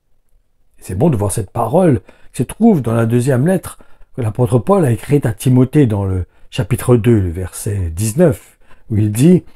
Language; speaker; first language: French; native; French